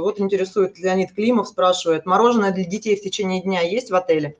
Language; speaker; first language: Russian; native; Russian